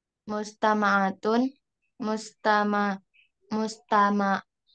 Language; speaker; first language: Arabic; non-native, learner; Indonesian